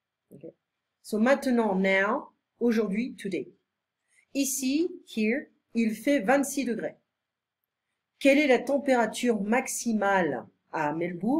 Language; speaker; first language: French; non-native, fluent; English